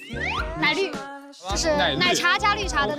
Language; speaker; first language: Chinese; native; Chinese